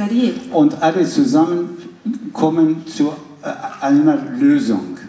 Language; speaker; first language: German; non-native, fluent; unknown